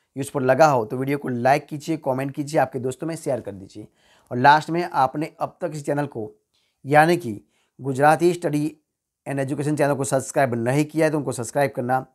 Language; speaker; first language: Hindi; non-native, local second language; Gujarati